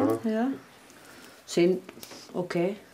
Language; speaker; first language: German; non-native, learner; Spanish